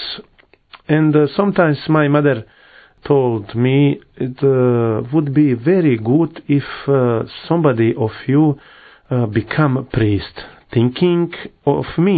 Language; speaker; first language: English; non-native, learner; Bosnian